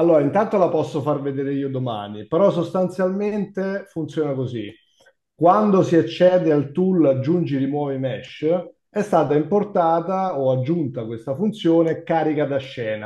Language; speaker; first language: Italian; native; Italian